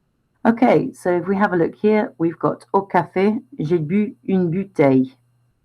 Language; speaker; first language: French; non-native, fluent; English